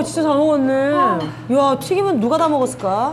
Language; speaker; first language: Korean; native; Korean